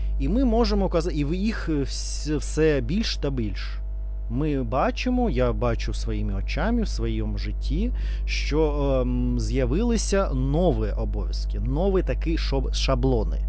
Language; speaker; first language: Ukrainian; non-native, learner; Russian